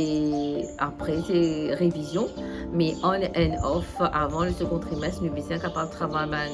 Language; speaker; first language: French; non-native, local second language; Morisyen